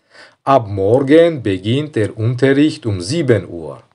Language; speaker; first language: German; non-native, learner; Tajik